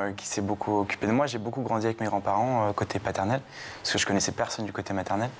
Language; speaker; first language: French; native; French